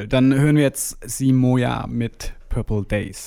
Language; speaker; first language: German; native; German